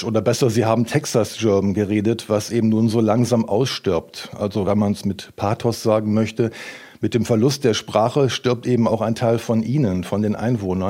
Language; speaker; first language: German; native; German